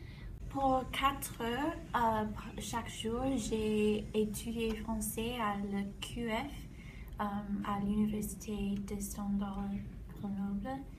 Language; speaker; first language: French; non-native, learner; English